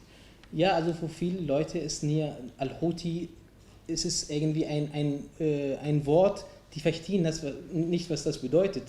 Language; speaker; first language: German; non-native, fluent; Arabic